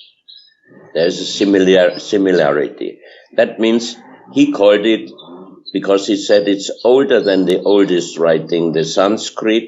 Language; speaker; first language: English; non-native, fluent; German